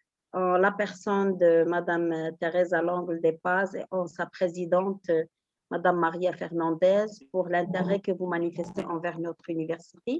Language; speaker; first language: French; non-native, local second language; Arabic